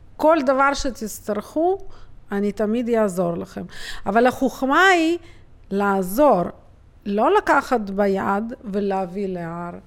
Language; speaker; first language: Hebrew; native; Hebrew